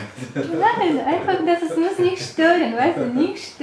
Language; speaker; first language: German; non-native, learner; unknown